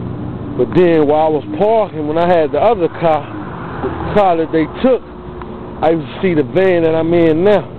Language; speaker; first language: English; native; English